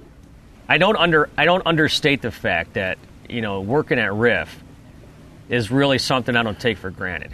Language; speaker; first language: English; native; English